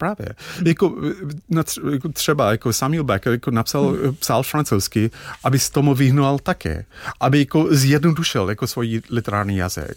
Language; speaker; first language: Czech; non-native, fluent; English